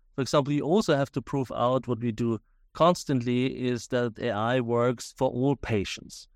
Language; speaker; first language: English; non-native, fluent; German